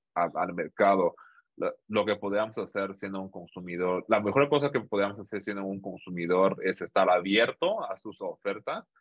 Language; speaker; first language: Spanish; non-native, fluent; Chinese